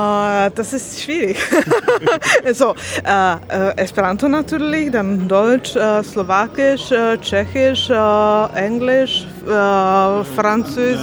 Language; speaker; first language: German; non-native, learner; Slovak